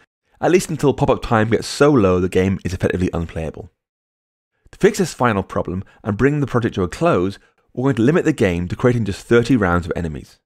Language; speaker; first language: English; native; English